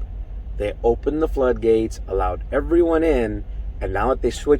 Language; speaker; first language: English; native; English